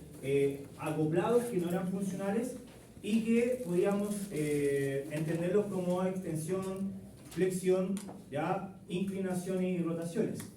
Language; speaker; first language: Spanish; native; Spanish